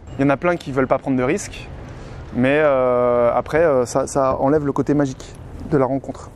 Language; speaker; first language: French; native; French